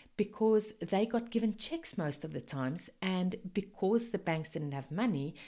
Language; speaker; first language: English; non-native, local second language; Afrikaans